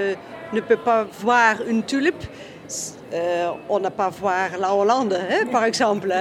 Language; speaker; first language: French; non-native, learner; Dutch